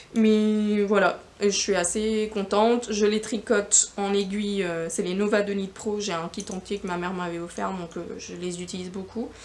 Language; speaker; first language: French; non-native, fluent; Spanish